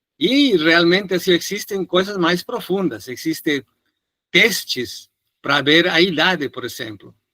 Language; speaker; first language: Portuguese; non-native, fluent; Spanish